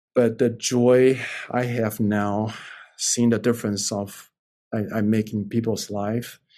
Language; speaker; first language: English; non-native, fluent; Chinese